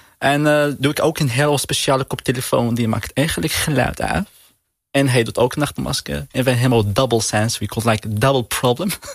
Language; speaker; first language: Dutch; non-native, learner; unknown